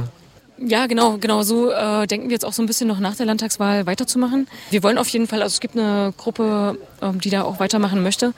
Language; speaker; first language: German; native; German